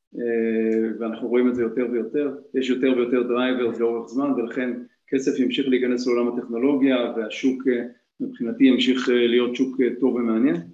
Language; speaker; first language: Hebrew; native; Hebrew